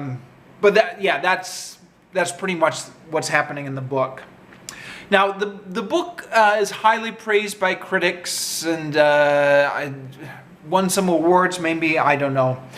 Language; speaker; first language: English; native; English